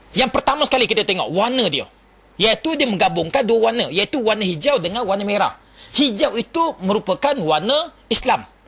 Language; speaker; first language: Malay; non-native, local second language; Chinese